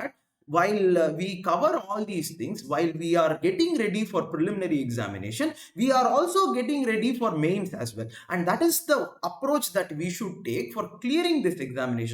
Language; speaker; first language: English; non-native, local second language; Tamil